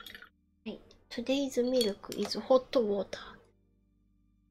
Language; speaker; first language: English; non-native, learner; Japanese